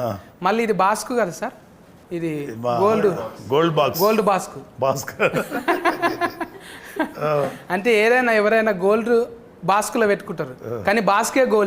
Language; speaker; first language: Telugu; native; Telugu